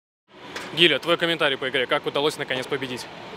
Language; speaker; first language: Russian; native; Russian